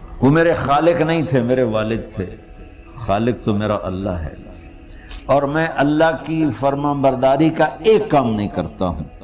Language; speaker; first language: Urdu; non-native, local second language; Punjabi